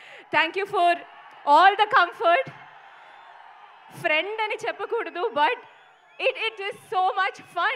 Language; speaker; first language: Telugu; non-native, learner; Malayalam